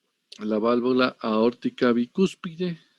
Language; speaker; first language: Spanish; native; Spanish